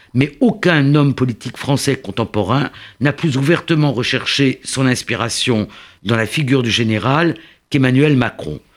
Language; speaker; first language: French; native; French